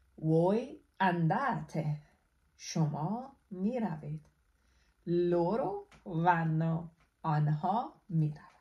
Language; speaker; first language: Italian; non-native, fluent; Persian